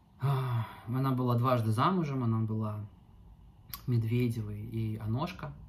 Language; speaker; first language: Russian; native; Russian